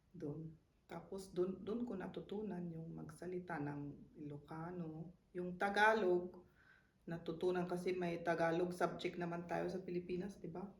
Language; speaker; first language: Filipino; non-native, local second language; German